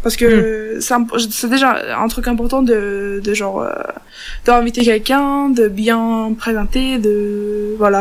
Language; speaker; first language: French; non-native, learner; Turkish